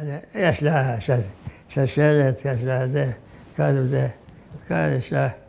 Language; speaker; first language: Hebrew; non-native, fluent; Arabic